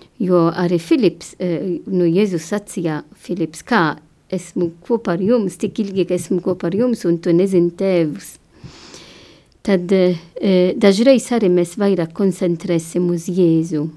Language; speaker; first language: Latvian; non-native, learner; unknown